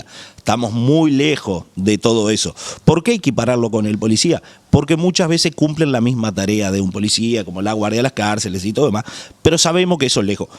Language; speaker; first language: Spanish; native; Spanish